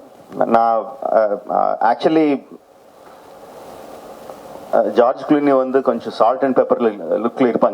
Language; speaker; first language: Tamil; non-native, local second language; Telugu